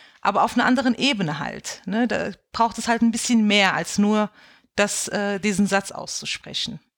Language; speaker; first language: German; early bilingual, other home language; Kurdish